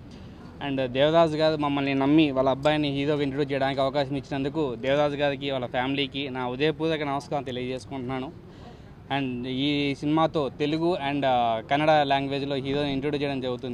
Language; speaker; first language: Telugu; native; Telugu